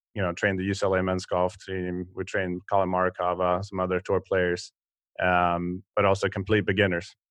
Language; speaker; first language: English; non-native, fluent; Swedish